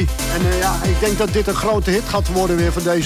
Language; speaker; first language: Dutch; native; Dutch